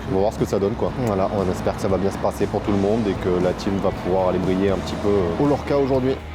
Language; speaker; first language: French; native; French